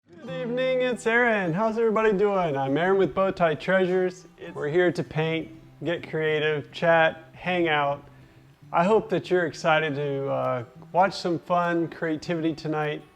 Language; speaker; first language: English; native; English